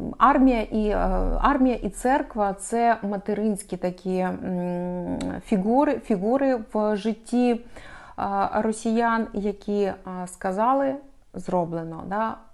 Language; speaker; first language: Ukrainian; non-native, local second language; Russian